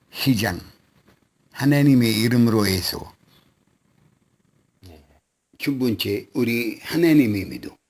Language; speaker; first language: Korean; non-native, local second language; Arabic